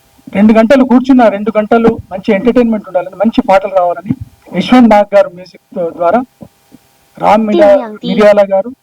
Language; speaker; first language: Telugu; native; Telugu